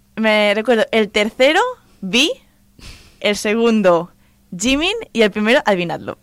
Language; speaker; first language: Spanish; non-native, local second language; Catalan